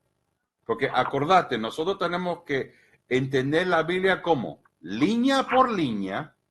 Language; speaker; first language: Spanish; early bilingual, heritage; Spanish